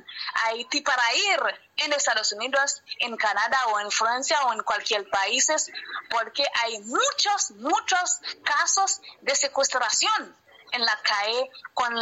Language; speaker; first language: Spanish; non-native, learner; Haitian Creole